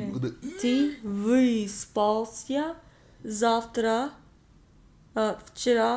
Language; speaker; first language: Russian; non-native, learner; English